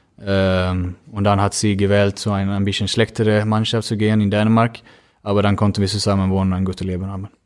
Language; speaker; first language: German; non-native, fluent; Swedish